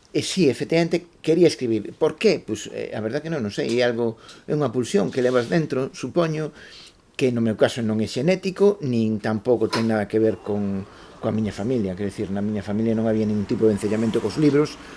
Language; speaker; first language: Galician; native; Galician